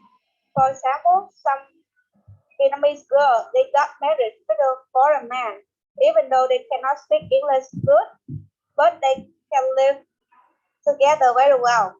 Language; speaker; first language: English; non-native, learner; Vietnamese